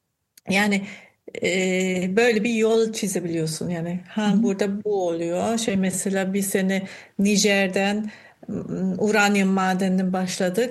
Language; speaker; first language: Turkish; non-native, fluent; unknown